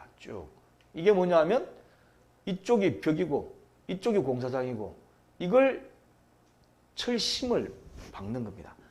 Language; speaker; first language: Korean; native; Korean